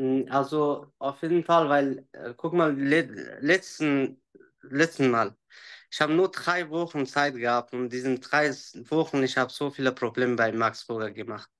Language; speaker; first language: German; non-native, learner; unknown